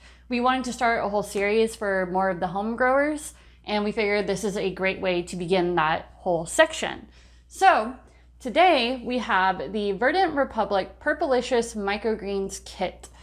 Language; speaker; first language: English; native; English